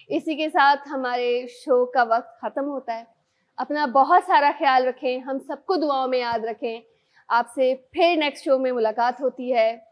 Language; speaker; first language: Urdu; native; Urdu